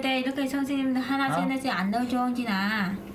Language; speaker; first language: Korean; non-native, learner; Vietnamese